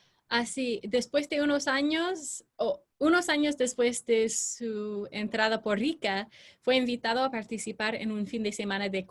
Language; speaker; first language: Spanish; non-native, fluent; English